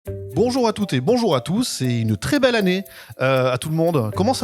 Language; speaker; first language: French; native; French